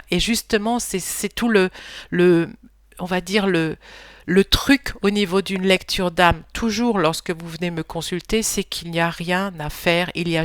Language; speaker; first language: French; native; French